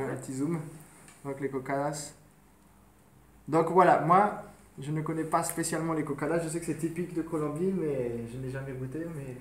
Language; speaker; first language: French; native; French